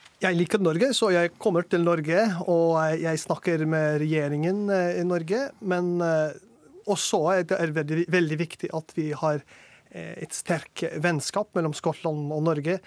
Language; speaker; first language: Norwegian; non-native, learner; English